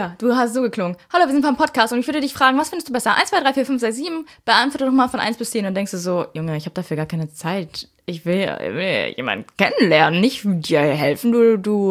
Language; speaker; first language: German; native; German